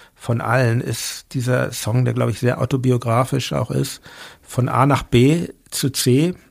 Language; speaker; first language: German; native; German